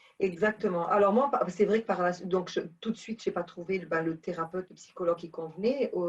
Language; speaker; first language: French; early bilingual, other home language; Portuguese